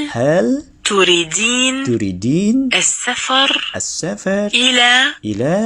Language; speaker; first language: Arabic; non-native, learner; Indonesian